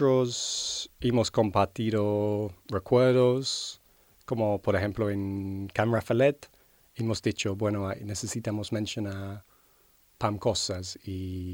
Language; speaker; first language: Spanish; non-native, fluent; English